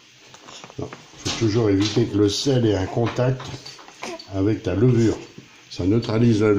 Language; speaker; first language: French; native; French